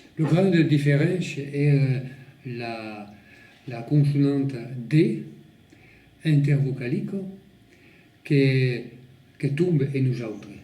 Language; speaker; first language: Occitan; native; Occitan